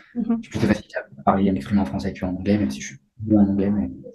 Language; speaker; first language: French; native; French